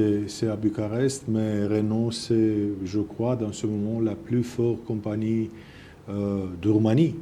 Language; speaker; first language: French; non-native, fluent; Romanian